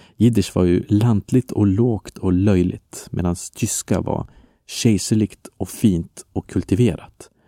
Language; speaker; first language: Swedish; non-native, fluent; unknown